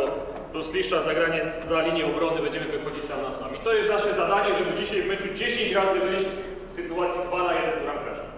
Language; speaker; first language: Polish; native; Polish